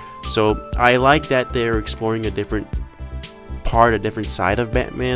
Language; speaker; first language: English; native; English